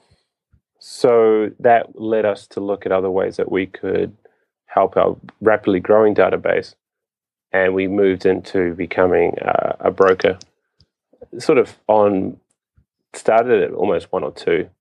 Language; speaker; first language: English; native; English